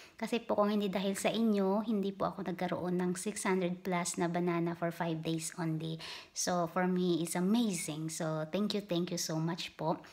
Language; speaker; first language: Filipino; non-native, local second language; Hiligaynon